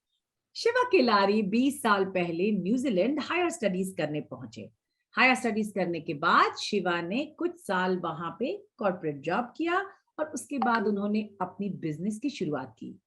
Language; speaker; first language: Hindi; native; Hindi